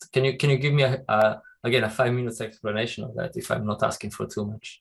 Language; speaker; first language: English; non-native, fluent; Italian